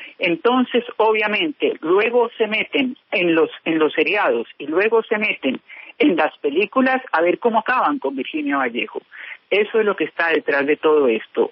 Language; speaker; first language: Spanish; native; Spanish